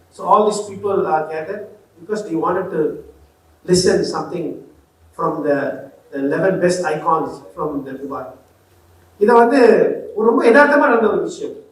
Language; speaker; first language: Tamil; native; Tamil